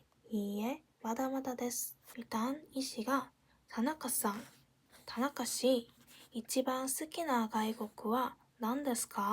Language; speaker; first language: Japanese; non-native, fluent; Korean